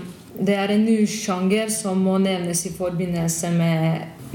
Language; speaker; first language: Norwegian; non-native, fluent; Hungarian